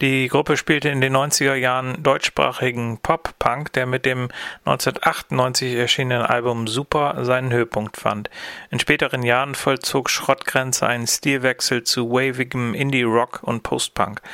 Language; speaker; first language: German; native; German